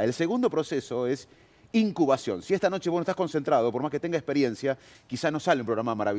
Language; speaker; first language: Spanish; native; Spanish